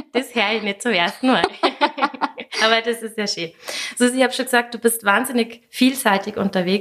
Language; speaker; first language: German; native; German